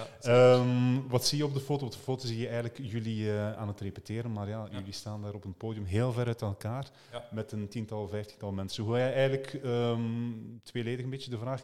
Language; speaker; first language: Dutch; native; Dutch